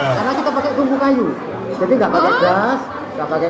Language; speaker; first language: Indonesian; native; Indonesian